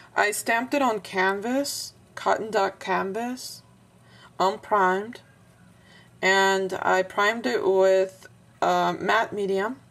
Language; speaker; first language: English; non-native, fluent; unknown